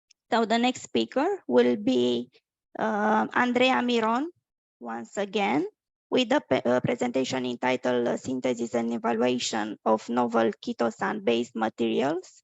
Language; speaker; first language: English; non-native, fluent; Romanian